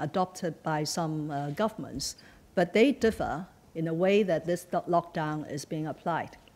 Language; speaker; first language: English; non-native, local second language; Chinese